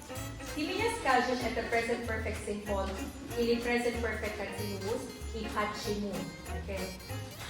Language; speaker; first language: Russian; non-native, local second language; Tajik